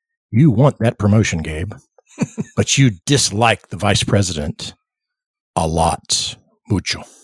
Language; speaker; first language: English; early bilingual, other home language; Spanish